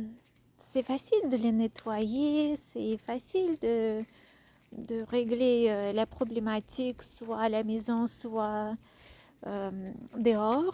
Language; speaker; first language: French; non-native, fluent; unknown